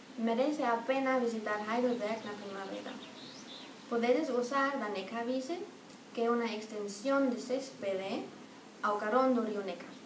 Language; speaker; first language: Galician; non-native, learner; German